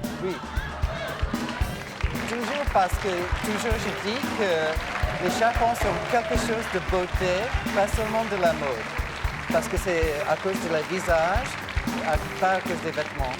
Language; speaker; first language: French; non-native, fluent; English